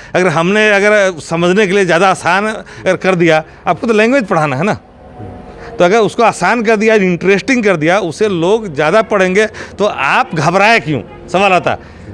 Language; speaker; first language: Hindi; non-native, local second language; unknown